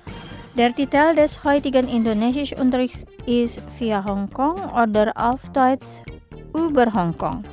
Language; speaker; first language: German; non-native, fluent; Indonesian